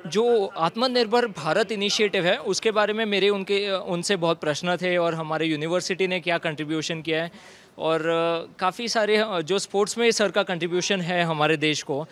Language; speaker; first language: Hindi; non-native, local second language; Gujarati